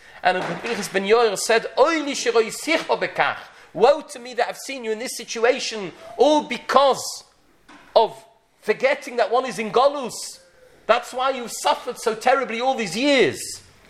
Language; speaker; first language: English; native; English